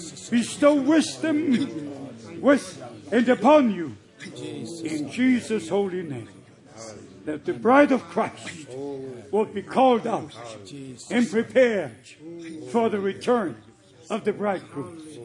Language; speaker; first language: English; non-native, fluent; German